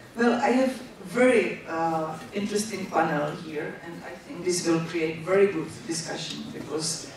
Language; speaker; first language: English; non-native, fluent; Czech